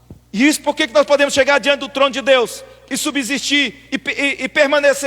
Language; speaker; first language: Portuguese; native; Portuguese